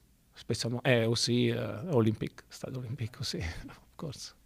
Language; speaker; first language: French; non-native, fluent; Italian